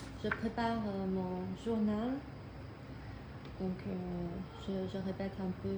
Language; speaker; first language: French; non-native, fluent; Chinese